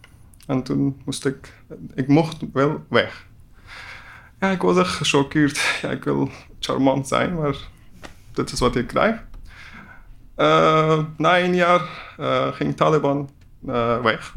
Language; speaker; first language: Dutch; non-native, learner; Persian